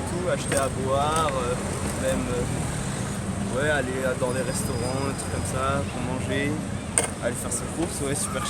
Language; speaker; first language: French; native; French